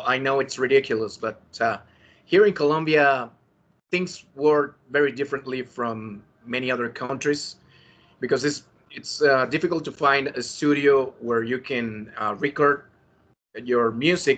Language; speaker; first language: English; non-native, fluent; Spanish